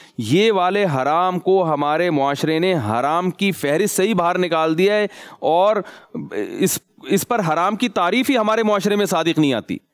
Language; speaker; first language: Urdu; native; Urdu